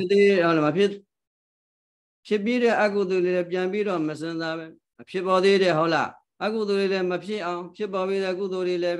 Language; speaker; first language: Burmese; native; Burmese